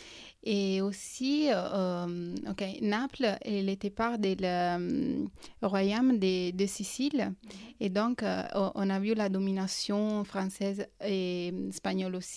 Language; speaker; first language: French; non-native, fluent; Italian